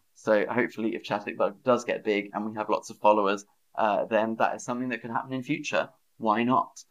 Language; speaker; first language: English; native; English